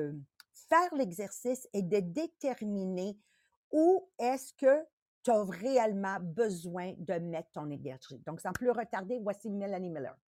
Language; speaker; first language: French; native; French